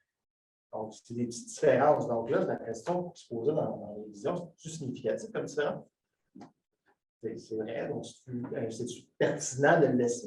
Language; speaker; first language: French; native; French